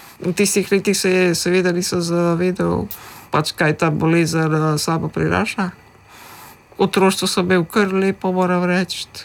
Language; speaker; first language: Slovenian; early bilingual, other home language; Macedonian